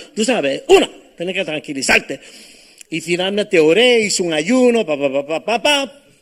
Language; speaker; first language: Spanish; early bilingual, heritage; Spanish